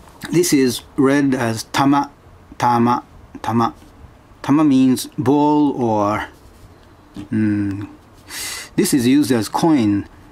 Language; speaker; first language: English; non-native, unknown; Japanese